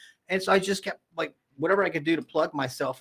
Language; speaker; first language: English; native; English